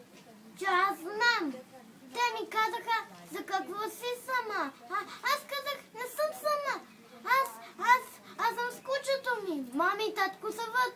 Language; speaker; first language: Bulgarian; early bilingual, heritage; Bulgarian